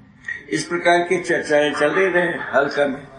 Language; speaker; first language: Hindi; non-native, local second language; Kannada